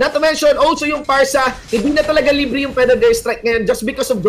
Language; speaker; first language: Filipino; native; Filipino